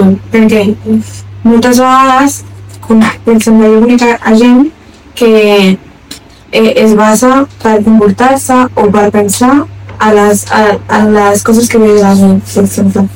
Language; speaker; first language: Catalan; non-native, local second language; Spanish